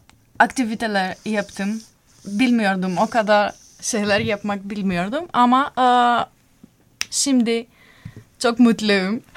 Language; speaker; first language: Turkish; non-native, learner; Finnish